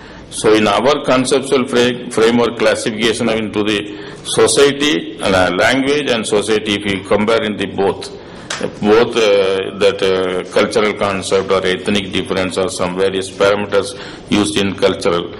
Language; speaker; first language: English; non-native, local second language; Tamil